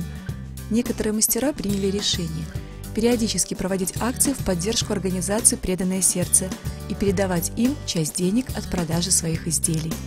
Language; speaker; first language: Russian; native; Russian